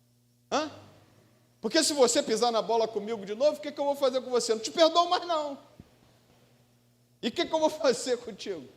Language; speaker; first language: Portuguese; native; Portuguese